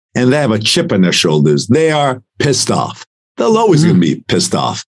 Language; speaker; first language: English; non-native, fluent; Italian